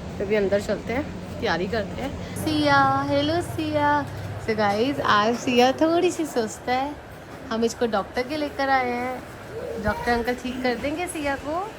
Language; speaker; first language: Hindi; native; Hindi